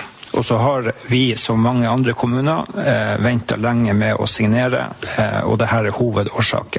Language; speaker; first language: Norwegian; native; Norwegian